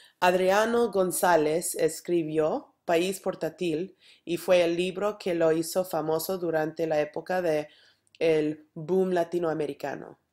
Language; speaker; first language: Spanish; non-native, learner; English